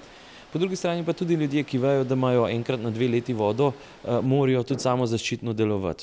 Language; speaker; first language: Slovenian; native; Slovenian